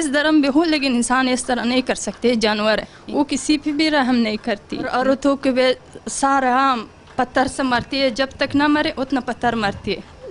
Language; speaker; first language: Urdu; non-native, learner; Pashto